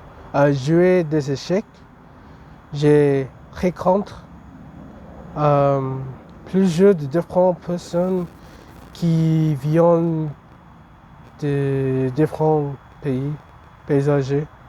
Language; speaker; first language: French; non-native, learner; English